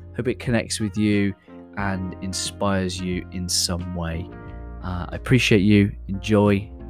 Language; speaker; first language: English; native; English